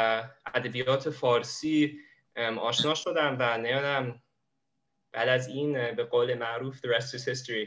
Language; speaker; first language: Persian; non-native, fluent; English